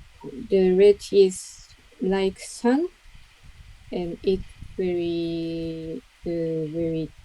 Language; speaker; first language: English; non-native, learner; Japanese